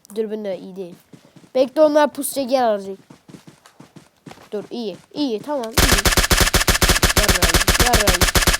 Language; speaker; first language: Turkish; native; Turkish